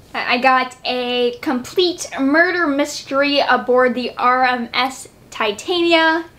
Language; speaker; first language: English; native; English